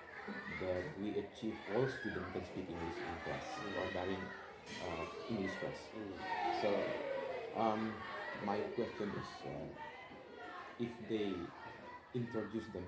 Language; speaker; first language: English; non-native, learner; Indonesian